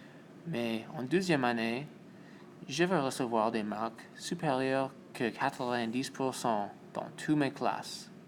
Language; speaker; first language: French; non-native, local second language; English